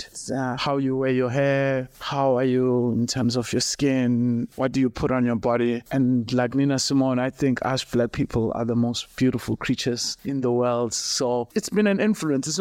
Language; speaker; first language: English; non-native, local second language; Xhosa